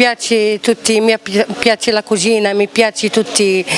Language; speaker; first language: Italian; non-native, learner; Arabic